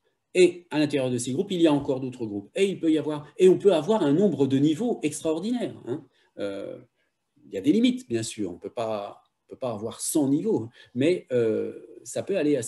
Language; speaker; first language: French; native; French